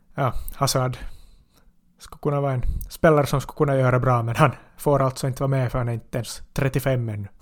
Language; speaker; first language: Swedish; native; Swedish